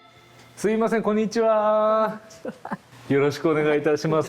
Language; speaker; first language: Japanese; native; Japanese